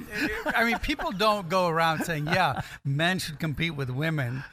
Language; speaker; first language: English; non-native, local second language; Akan